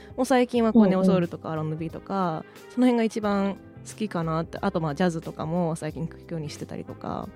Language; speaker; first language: Japanese; early bilingual, heritage; English